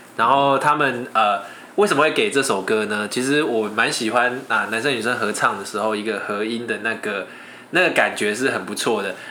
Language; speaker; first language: Chinese; non-native, local second language; Min Nan Chinese